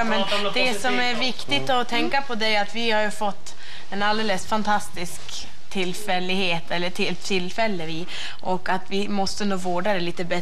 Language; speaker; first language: Swedish; native; Swedish